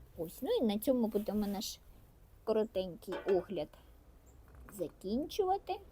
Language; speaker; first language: Ukrainian; non-native, local second language; Russian